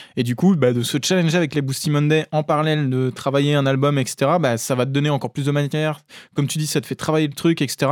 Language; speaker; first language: French; native; French